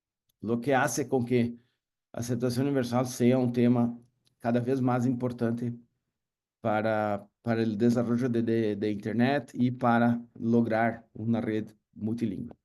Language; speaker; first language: Spanish; non-native, learner; Portuguese